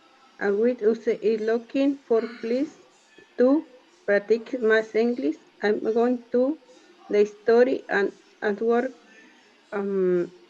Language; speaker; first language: English; non-native, learner; Spanish